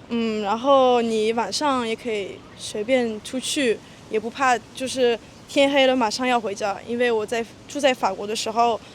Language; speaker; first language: Chinese; early bilingual, heritage; French